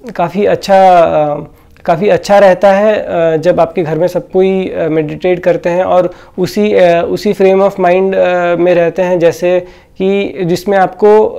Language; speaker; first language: Hindi; non-native, local second language; Odia